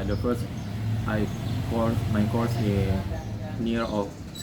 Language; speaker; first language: English; non-native, learner; Indonesian